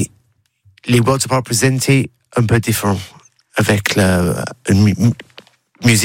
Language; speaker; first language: French; non-native, learner; English